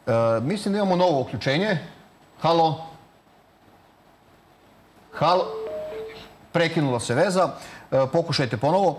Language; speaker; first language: Serbian; native; Serbian